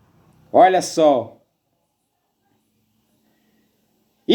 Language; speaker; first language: Portuguese; native; Portuguese